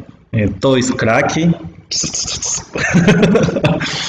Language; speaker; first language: Portuguese; non-native, learner; Chinese